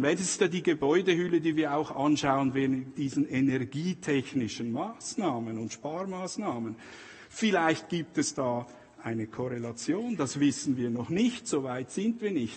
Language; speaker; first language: German; native; German